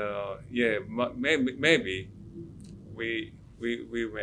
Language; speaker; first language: English; non-native, learner; Japanese